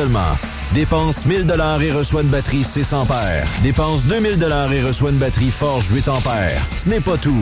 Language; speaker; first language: French; native; French